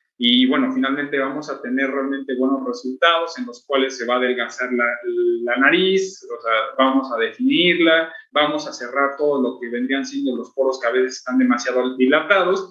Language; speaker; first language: Spanish; native; Spanish